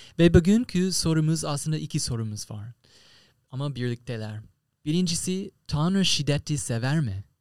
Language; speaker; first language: Turkish; non-native, fluent; English